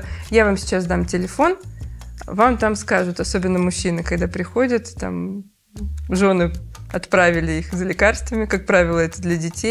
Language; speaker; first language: Russian; native; Russian